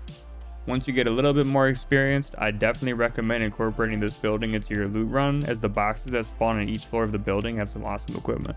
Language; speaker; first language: English; native; English